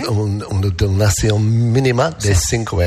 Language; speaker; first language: Spanish; non-native, learner; English